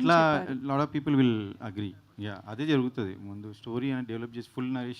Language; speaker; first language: Telugu; native; Telugu